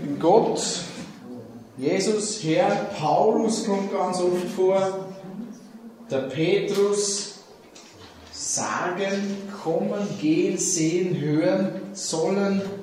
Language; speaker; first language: German; native; German